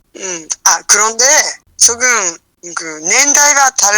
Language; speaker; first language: Korean; non-native, learner; Japanese